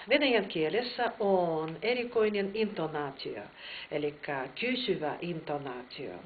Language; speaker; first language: Finnish; non-native, fluent; Russian